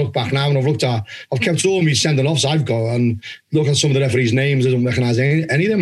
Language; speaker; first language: English; native; English